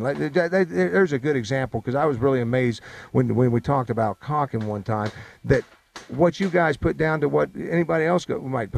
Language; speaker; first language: English; native; English